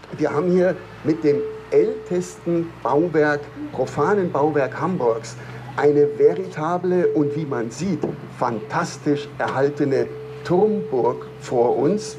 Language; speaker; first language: German; native; German